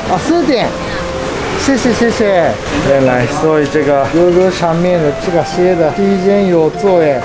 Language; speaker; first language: Chinese; non-native, fluent; Japanese